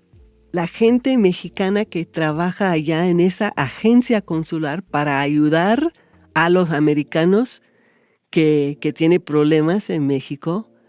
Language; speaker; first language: Spanish; non-native, fluent; English